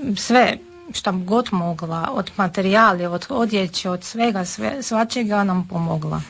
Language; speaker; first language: Serbian; non-native, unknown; Armenian